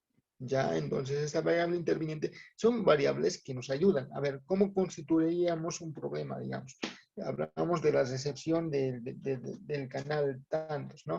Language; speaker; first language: Spanish; native; Spanish